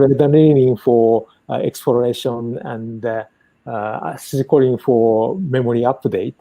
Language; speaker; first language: English; non-native, fluent; Japanese